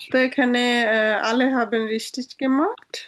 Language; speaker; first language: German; non-native, fluent; Bangla